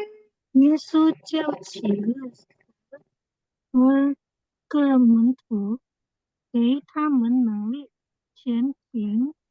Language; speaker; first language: Chinese; non-native, learner; Indonesian